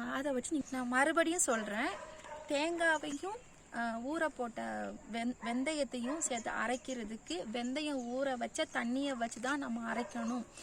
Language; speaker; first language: Tamil; non-native, local second language; Malayalam